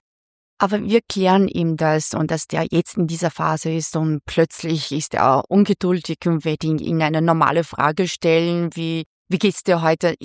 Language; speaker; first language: German; non-native, fluent; Chinese